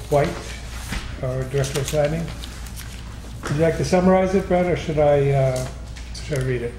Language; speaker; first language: English; native; English